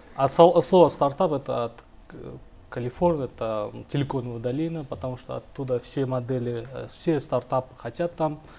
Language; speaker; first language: Russian; non-native, local second language; Uzbek